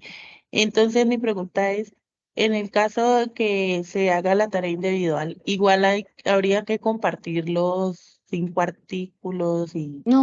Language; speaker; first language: Spanish; native; Spanish